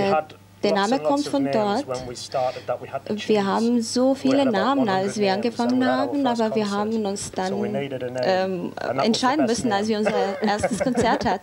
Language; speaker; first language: German; non-native, learner; English